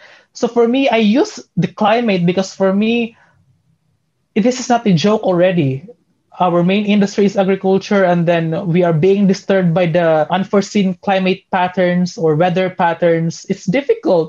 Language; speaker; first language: English; non-native, local second language; Waray